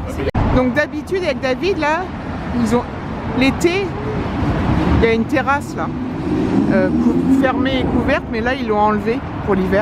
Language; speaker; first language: French; native; French